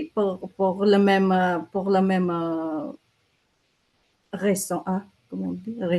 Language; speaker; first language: French; non-native, learner; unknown